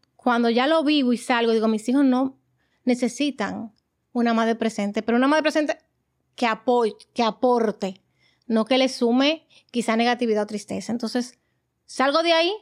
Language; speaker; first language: Spanish; native; Spanish